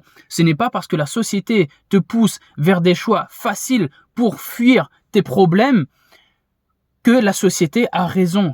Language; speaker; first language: French; native; French